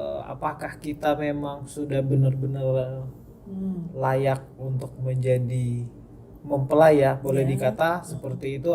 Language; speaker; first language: Indonesian; native; Indonesian